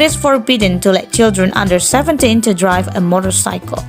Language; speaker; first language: English; non-native, fluent; Indonesian